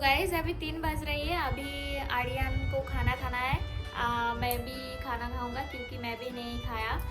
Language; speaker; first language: Hindi; non-native, local second language; Bangla